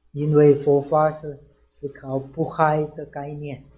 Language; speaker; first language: Chinese; non-native, fluent; Czech